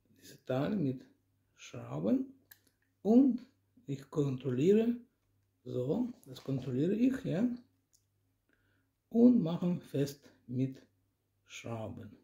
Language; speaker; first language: German; non-native, learner; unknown